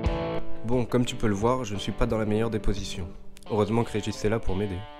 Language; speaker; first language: French; native; French